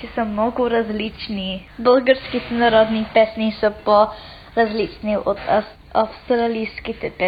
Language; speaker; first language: Bulgarian; early bilingual, heritage; Bulgarian